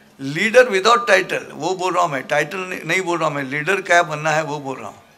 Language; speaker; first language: Hindi; non-native, local second language; Marathi